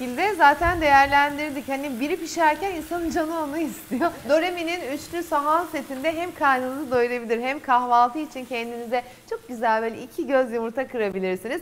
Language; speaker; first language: Turkish; native; Turkish